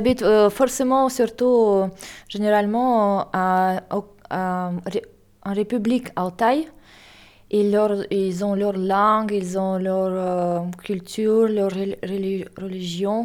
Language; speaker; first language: French; non-native, fluent; Russian